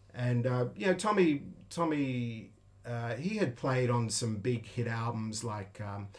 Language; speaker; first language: English; native; English